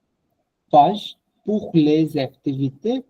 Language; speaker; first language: French; non-native, fluent; Bangla